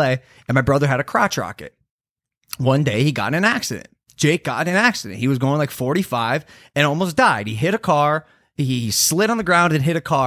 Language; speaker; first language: English; native; English